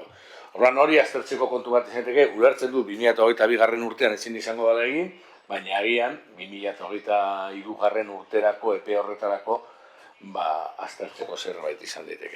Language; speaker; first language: Basque; native; Basque